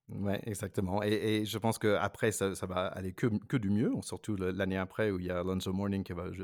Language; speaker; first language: French; non-native, fluent; English